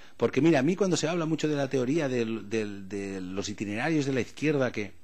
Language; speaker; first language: Spanish; non-native, local second language; Catalan